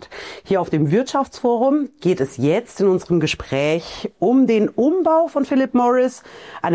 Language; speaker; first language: German; native; German